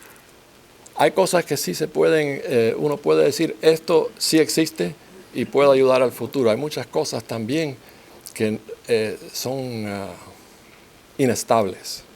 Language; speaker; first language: Spanish; native; Spanish